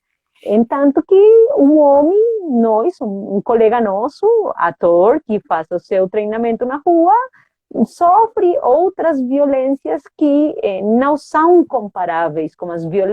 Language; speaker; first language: Portuguese; non-native, fluent; Spanish